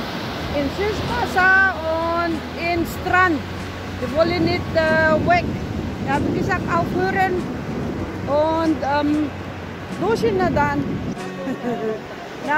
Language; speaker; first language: German; non-native, learner; Filipino